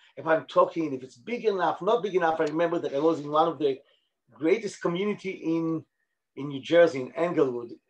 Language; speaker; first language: English; non-native, fluent; Hebrew